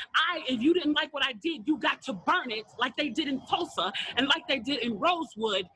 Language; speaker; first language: English; native; English